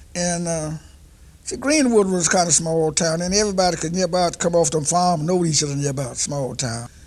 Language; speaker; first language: English; native; English